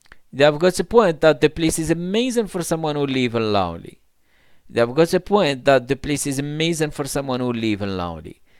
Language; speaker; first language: English; non-native, learner; Arabic